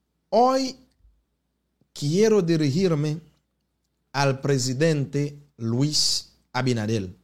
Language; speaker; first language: Spanish; non-native, fluent; Haitian Creole